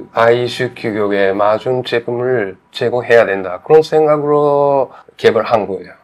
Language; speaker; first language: Korean; non-native, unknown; Japanese